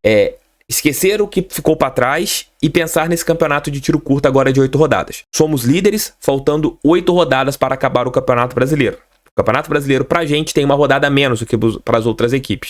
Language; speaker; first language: Portuguese; native; Portuguese